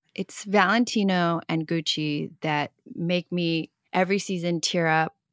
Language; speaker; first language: English; non-native, local second language; Cantonese